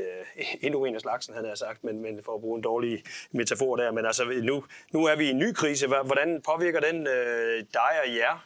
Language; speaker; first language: Danish; native; Danish